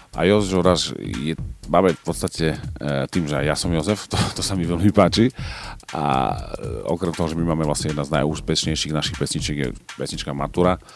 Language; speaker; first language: Slovak; native; Slovak